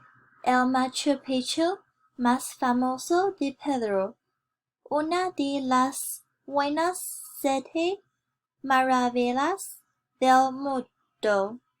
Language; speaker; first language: Spanish; non-native, learner; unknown